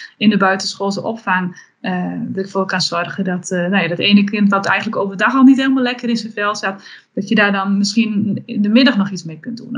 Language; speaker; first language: Dutch; native; Dutch